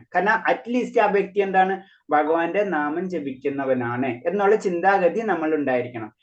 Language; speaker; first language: Malayalam; native; Malayalam